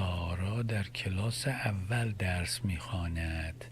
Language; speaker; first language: Persian; early bilingual, heritage; Persian